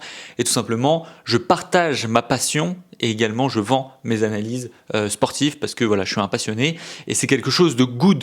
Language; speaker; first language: French; native; French